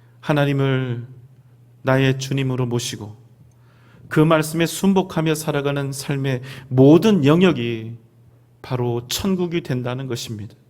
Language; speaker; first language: Korean; native; Korean